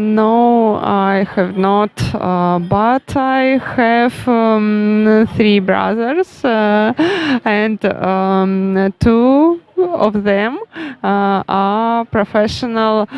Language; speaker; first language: English; non-native, learner; Russian